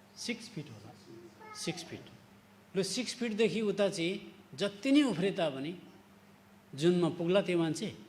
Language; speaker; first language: Nepali; native; Nepali